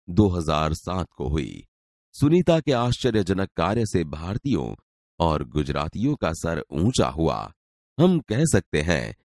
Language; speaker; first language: Hindi; non-native, local second language; Gujarati